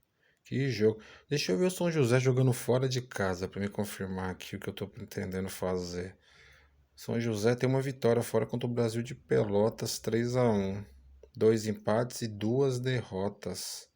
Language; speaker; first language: Portuguese; native; Portuguese